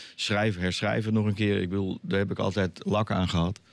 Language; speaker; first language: Dutch; native; Dutch